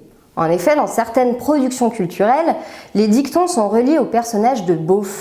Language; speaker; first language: French; native; French